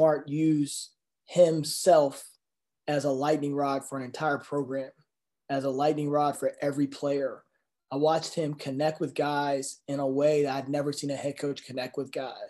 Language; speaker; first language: English; native; English